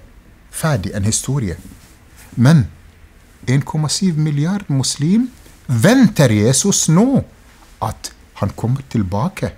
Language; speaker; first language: Norwegian; non-native, fluent; Arabic